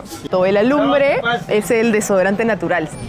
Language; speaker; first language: Spanish; native; Spanish